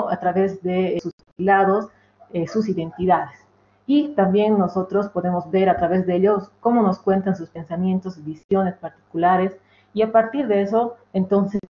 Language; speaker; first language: Spanish; native; Spanish